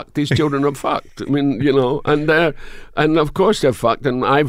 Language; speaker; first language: English; native; English